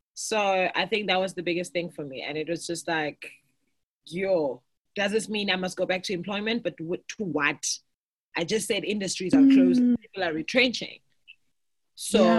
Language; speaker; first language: English; non-native, local second language; Xhosa